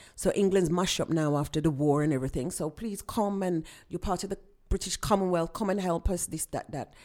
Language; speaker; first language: English; native; English